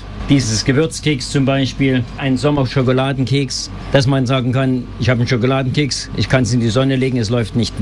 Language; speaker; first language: German; native; German